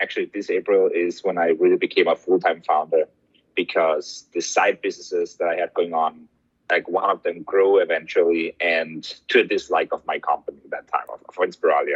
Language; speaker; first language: English; non-native, fluent; German